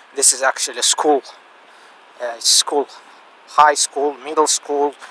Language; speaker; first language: English; non-native, learner; Russian